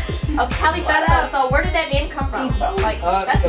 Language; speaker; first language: English; native; English